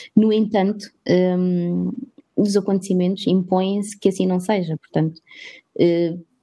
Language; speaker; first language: Portuguese; native; Portuguese